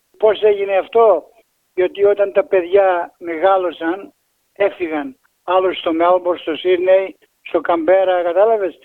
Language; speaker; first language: Greek; native; Greek